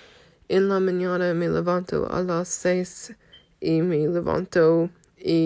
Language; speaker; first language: Spanish; non-native, learner; English